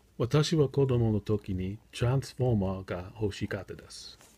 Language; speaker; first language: Japanese; non-native, learner; English